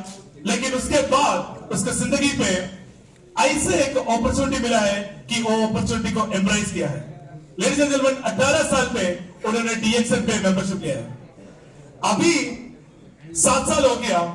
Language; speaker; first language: Hindi; non-native, fluent; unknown